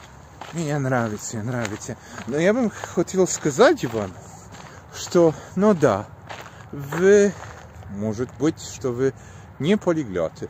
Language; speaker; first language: Russian; non-native, learner; Polish